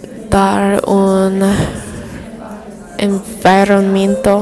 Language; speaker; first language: Spanish; non-native, learner; English